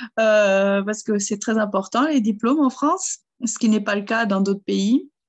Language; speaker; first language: French; early bilingual, other home language; German